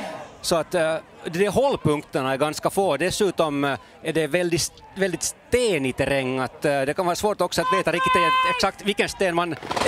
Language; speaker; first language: Swedish; native; Swedish